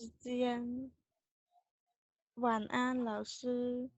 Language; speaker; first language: Chinese; non-native, learner; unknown